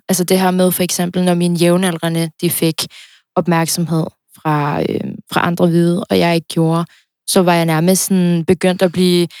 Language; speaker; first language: Danish; early bilingual, other home language; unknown